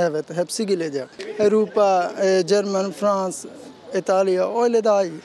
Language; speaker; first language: Turkish; non-native, learner; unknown